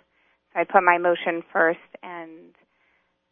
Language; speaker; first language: English; native; English